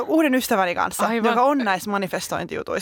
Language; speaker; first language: Finnish; native; Finnish